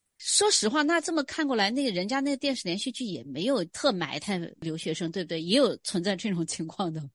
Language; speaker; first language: Chinese; native; Chinese